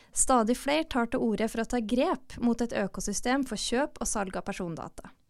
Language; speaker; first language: Norwegian; native; Norwegian